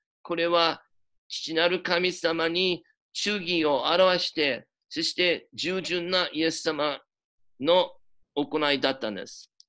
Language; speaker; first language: Japanese; non-native, fluent; English